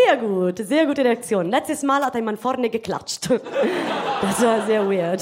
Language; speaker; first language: German; non-native, fluent; Italian